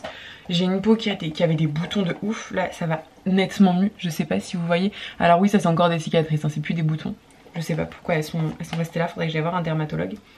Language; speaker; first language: French; native; French